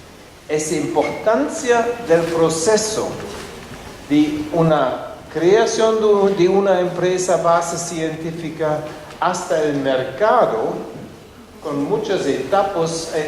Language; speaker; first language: Spanish; non-native, fluent; German